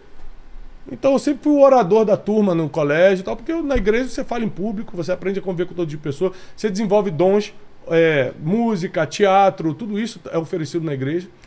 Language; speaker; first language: Portuguese; native; Portuguese